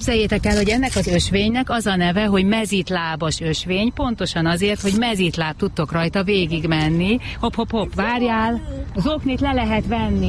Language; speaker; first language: Hungarian; native; Hungarian